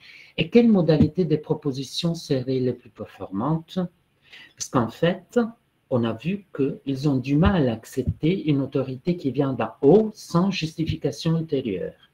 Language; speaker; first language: French; non-native, fluent; Italian